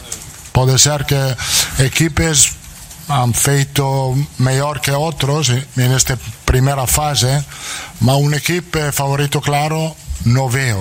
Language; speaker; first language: Portuguese; non-native, fluent; Italian